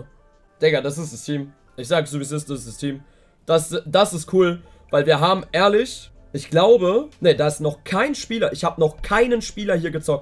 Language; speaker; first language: German; native; German